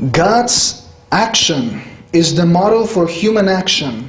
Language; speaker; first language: English; non-native, fluent; Polish